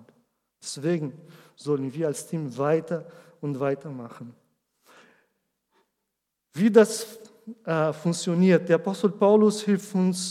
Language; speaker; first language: German; non-native, learner; Portuguese